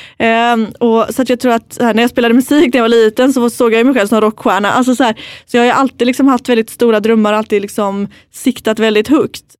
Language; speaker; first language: Swedish; native; Swedish